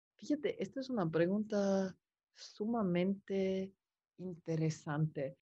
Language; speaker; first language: Spanish; non-native, fluent; German